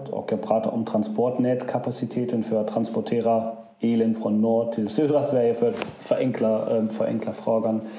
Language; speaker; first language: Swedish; non-native, fluent; German